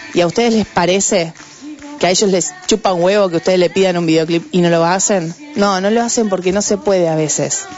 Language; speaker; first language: Spanish; native; Spanish